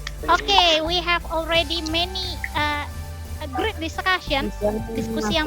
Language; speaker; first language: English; non-native, fluent; Indonesian